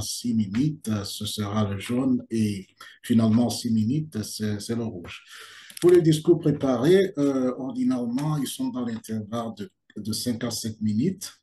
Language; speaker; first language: French; non-native, local second language; Kinyarwanda